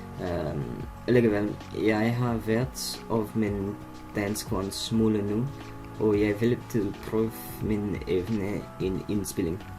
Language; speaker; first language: Danish; non-native, learner; English